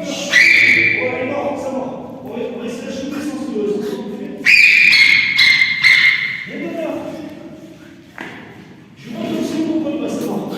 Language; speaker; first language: French; native; French